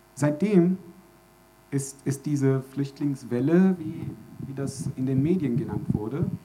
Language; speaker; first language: German; non-native, fluent; Arabic